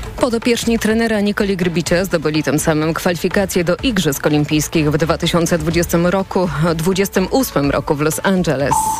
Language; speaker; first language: Polish; native; Polish